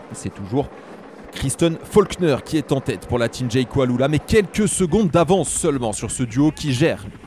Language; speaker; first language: French; native; French